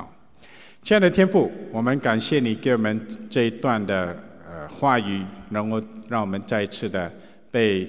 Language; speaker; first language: Chinese; native; Chinese